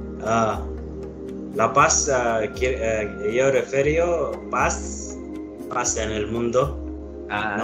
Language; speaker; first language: Spanish; non-native, learner; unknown